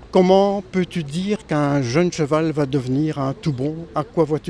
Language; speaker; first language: French; native; French